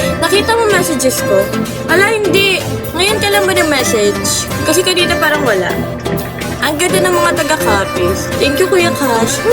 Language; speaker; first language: Filipino; non-native, local second language; Hiligaynon